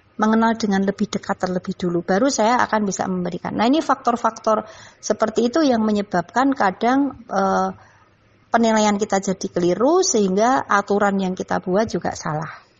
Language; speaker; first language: Indonesian; non-native, local second language; Javanese